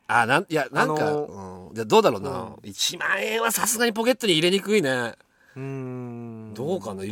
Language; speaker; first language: Japanese; native; Japanese